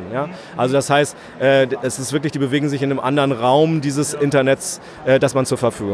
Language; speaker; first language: German; native; German